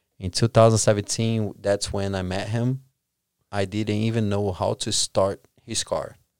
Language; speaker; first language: English; non-native, fluent; Portuguese